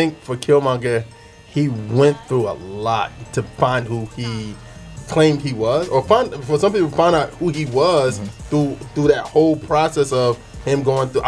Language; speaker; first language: English; native; English